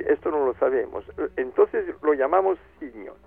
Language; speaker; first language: Spanish; non-native, fluent; French